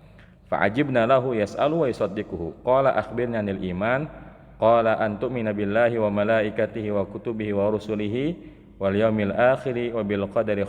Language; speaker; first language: Arabic; non-native, fluent; Indonesian